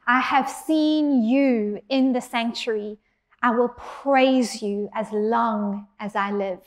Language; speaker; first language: English; native; English